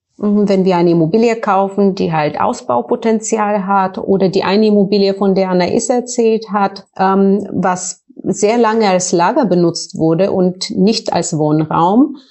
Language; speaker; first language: German; non-native, fluent; Bulgarian